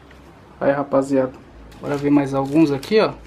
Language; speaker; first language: Portuguese; native; Portuguese